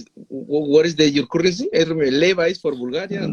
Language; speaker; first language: English; non-native, learner; Spanish